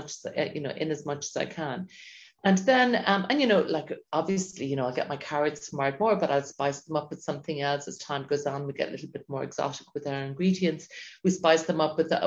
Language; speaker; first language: English; native; English